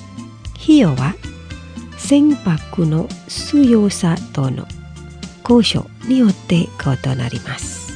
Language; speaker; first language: Japanese; non-native, fluent; Indonesian